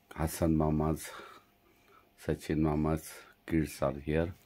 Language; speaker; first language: English; non-native, local second language; Marathi